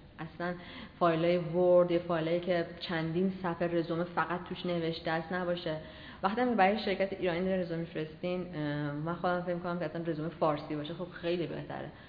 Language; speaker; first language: Persian; native; Persian